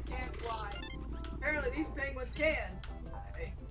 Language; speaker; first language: English; native; English